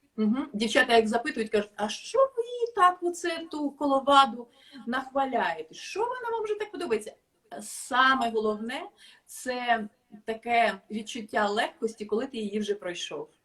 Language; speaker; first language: Ukrainian; non-native, local second language; Russian